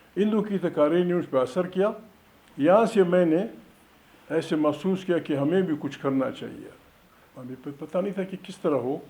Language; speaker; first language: Urdu; non-native, local second language; Pashto